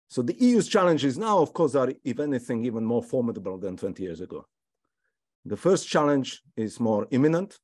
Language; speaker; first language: English; non-native, fluent; Slovak